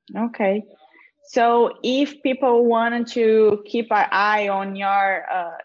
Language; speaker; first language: English; non-native, fluent; Portuguese